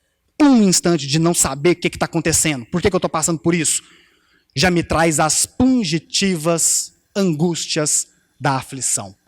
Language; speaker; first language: Portuguese; native; Portuguese